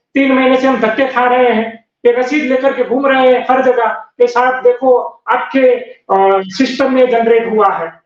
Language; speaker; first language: Hindi; non-native, local second language; Gujarati